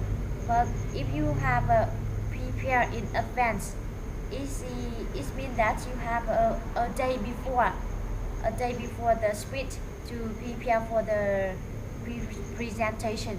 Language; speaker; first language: English; non-native, fluent; Vietnamese